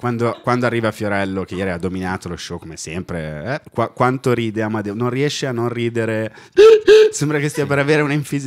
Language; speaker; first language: Italian; native; Italian